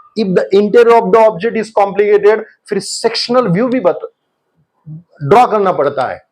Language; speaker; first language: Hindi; non-native, local second language; Marathi